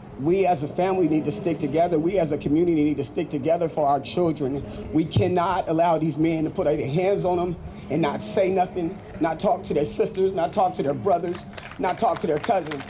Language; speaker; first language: English; native; English